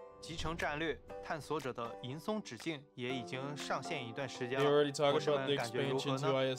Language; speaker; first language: Chinese; native; Chinese